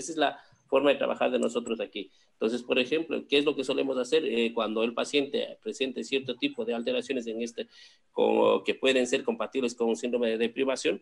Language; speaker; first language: Spanish; native; Spanish